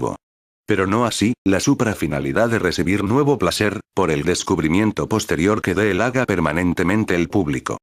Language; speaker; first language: Spanish; native; Spanish